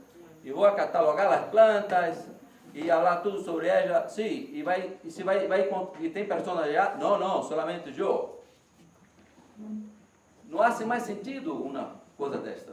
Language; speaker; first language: Spanish; non-native, learner; Portuguese